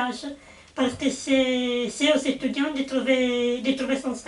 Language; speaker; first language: French; non-native, fluent; Italian